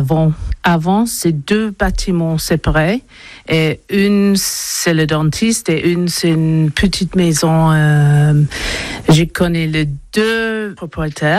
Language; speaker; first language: French; non-native, learner; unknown